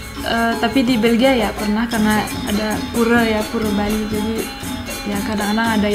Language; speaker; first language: Indonesian; non-native, fluent; French